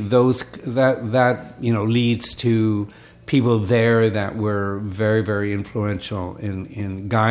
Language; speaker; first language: English; native; English